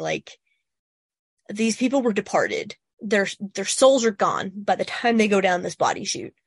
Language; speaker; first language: English; native; English